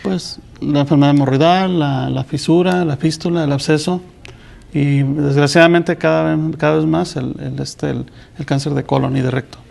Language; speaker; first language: Spanish; native; Spanish